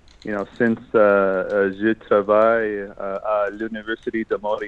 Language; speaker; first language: French; non-native, learner; English